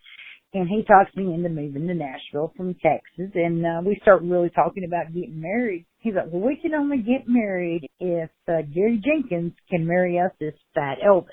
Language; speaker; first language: English; native; English